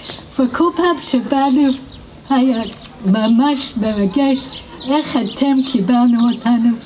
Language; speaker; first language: Hebrew; non-native, fluent; English